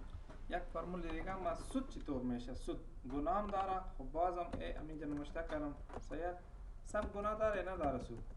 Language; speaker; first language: Persian; non-native, local second language; Pashto